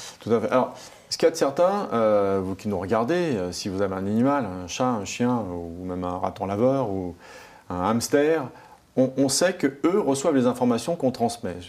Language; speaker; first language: French; native; French